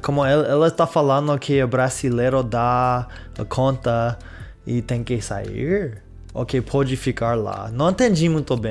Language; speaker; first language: Portuguese; non-native, fluent; English